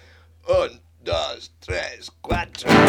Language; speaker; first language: Spanish; non-native, learner; English